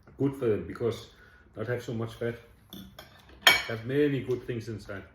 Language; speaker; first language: English; non-native, learner; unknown